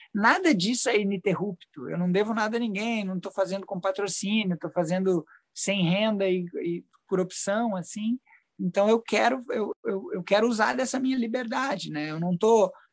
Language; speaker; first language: Portuguese; native; Portuguese